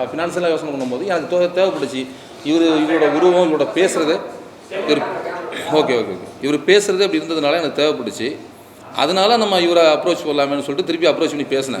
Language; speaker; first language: Tamil; native; Tamil